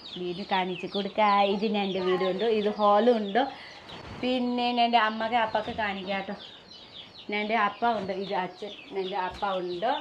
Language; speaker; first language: Malayalam; non-native, learner; Nepali